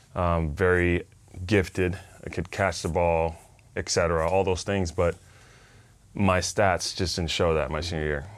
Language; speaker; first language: English; non-native, fluent; Spanish